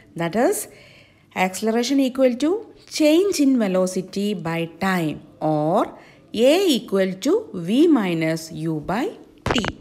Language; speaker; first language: English; non-native, local second language; Malayalam